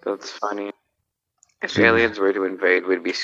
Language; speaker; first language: English; native; English